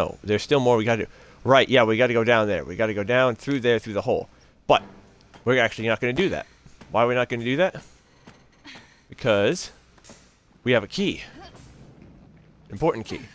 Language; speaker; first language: English; native; English